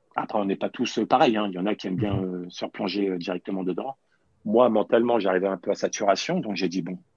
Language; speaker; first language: French; native; French